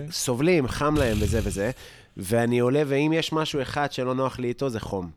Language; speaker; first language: Hebrew; native; Hebrew